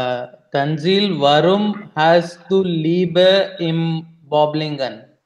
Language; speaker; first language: German; non-native, learner; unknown